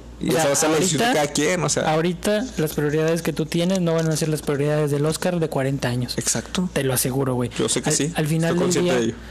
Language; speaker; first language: Spanish; native; Spanish